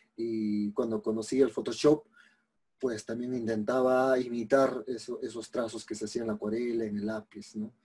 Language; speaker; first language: Spanish; native; Spanish